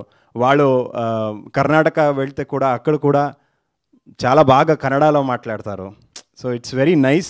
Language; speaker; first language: Telugu; non-native, learner; Kannada